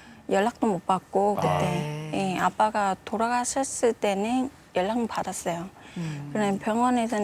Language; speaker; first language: Korean; non-native, fluent; Vietnamese